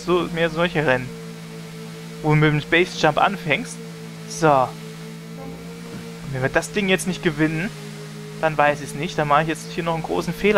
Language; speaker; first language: German; native; German